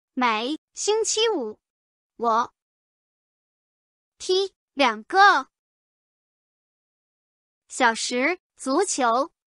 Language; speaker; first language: Chinese; non-native, learner; English